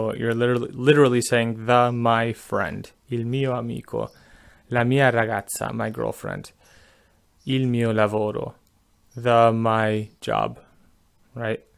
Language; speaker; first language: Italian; non-native, fluent; English